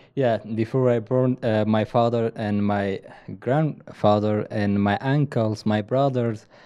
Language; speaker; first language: English; non-native, learner; Persian